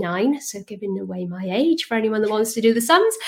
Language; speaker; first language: English; native; English